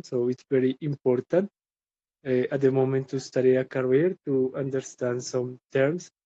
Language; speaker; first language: English; non-native, learner; Spanish